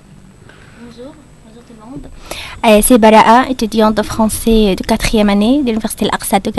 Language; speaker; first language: French; non-native, fluent; Arabic